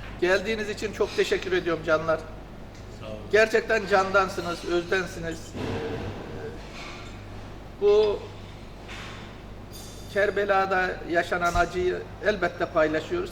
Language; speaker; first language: Turkish; native; Turkish